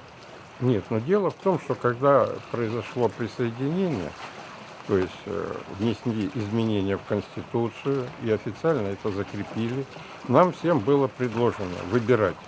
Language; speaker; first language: Russian; native; Russian